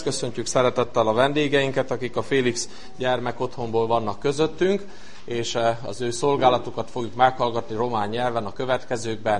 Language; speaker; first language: Hungarian; native; Hungarian